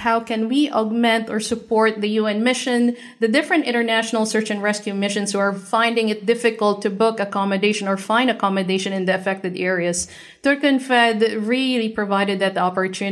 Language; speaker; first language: English; non-native, local second language; Filipino